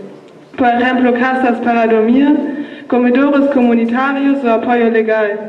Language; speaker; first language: Spanish; non-native, learner; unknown